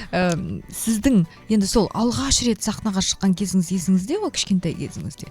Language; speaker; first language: Kazakh; native; Kazakh